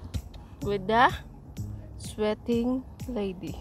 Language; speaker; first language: English; non-native, local second language; Filipino